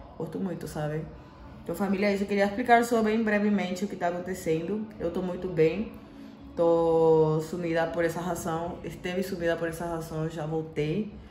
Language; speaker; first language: Portuguese; non-native, fluent; Spanish